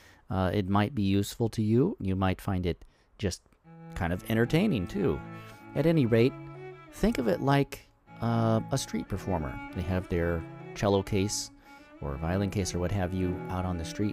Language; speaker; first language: English; native; English